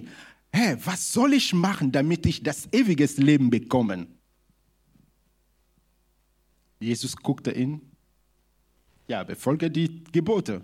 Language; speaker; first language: German; non-native, fluent; Lingala